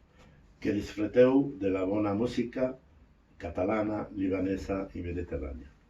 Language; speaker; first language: Catalan; non-native, fluent; Arabic